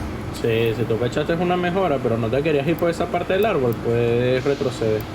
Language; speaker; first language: Spanish; native; Spanish